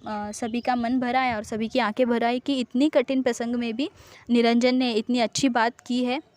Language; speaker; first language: Hindi; non-native, local second language; Marathi